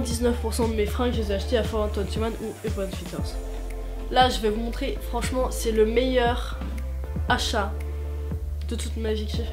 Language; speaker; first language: French; native; French